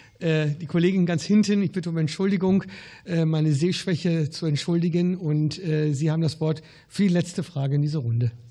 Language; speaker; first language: German; native; German